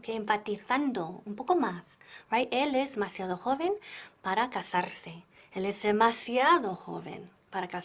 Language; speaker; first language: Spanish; non-native, fluent; English